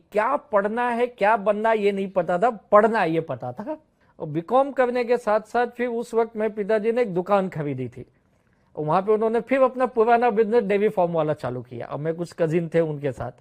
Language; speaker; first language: Hindi; native; Hindi